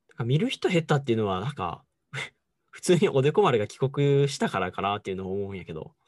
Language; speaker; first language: Japanese; native; Japanese